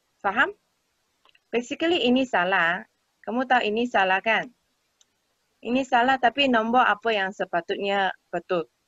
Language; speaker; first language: Malay; non-native, local second language; Chinese